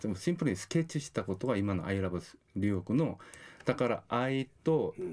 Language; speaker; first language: Japanese; non-native, fluent; Korean